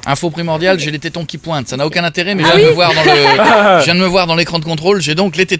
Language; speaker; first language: French; native; French